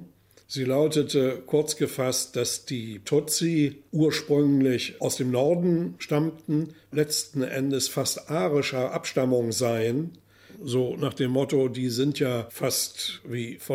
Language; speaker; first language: German; native; German